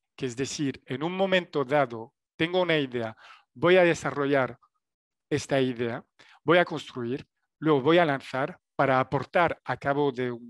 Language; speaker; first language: Spanish; non-native, fluent; French